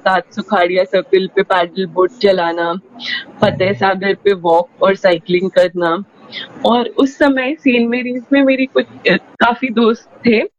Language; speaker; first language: Hindi; non-native, local second language; Rajasthani